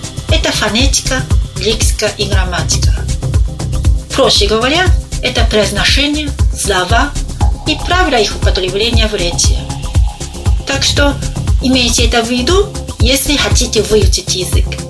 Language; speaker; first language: Russian; non-native, fluent; Japanese